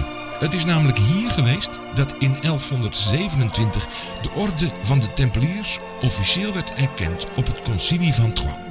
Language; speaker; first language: Dutch; native; Dutch